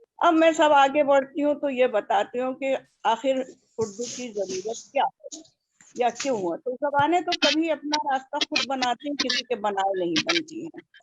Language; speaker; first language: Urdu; native; Urdu